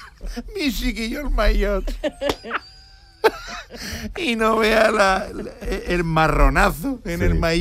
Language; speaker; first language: Spanish; native; Spanish